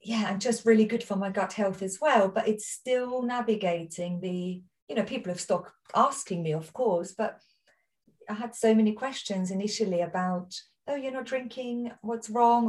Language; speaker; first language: English; non-native, fluent; German